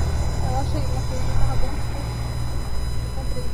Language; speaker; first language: Portuguese; native; Portuguese